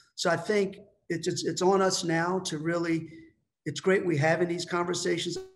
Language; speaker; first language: English; native; English